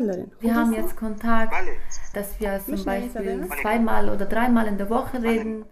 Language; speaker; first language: German; non-native, fluent; Persian